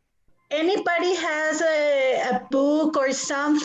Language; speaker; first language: English; non-native, fluent; Spanish